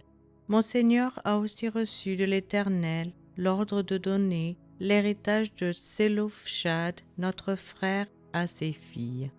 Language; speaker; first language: French; native; French